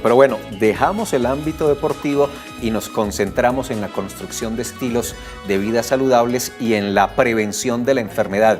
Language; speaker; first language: Spanish; native; Spanish